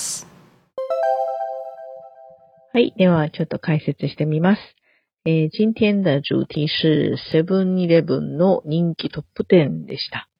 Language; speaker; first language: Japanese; non-native, fluent; Chinese